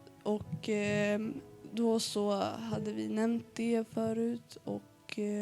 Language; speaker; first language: Swedish; early bilingual, other home language; Arabic